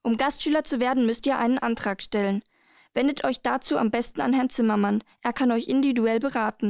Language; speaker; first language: German; native; German